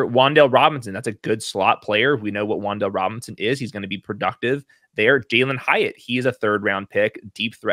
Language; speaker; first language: English; native; English